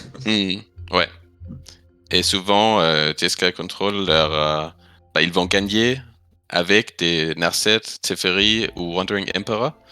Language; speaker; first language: French; non-native, fluent; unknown